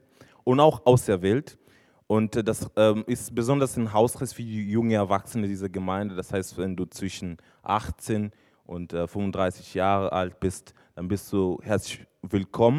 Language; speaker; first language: German; non-native, fluent; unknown